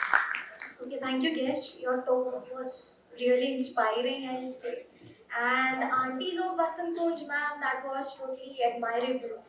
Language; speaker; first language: English; non-native, local second language; Hindi